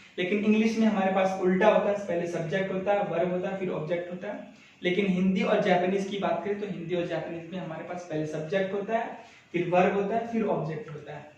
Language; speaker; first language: Hindi; native; Hindi